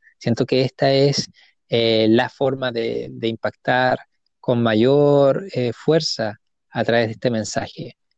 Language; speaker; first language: Spanish; native; Spanish